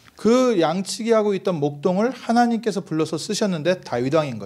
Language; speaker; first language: Korean; native; Korean